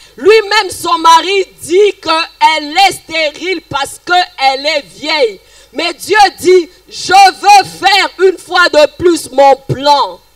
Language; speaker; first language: French; non-native, local second language; Lingala